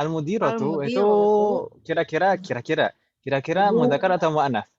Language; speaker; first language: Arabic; non-native, fluent; Indonesian